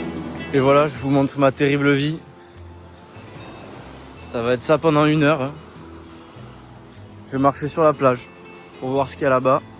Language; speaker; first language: French; native; French